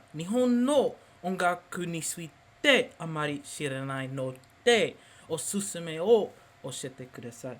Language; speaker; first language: Japanese; non-native, learner; English